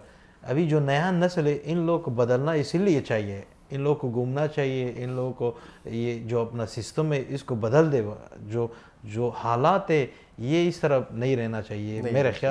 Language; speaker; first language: Hindi; non-native, fluent; Pashto